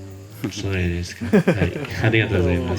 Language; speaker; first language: Japanese; non-native, learner; Indonesian